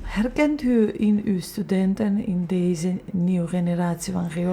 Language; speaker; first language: Dutch; non-native, fluent; Georgian